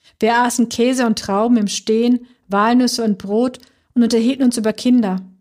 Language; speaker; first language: German; early bilingual, other home language; Turkish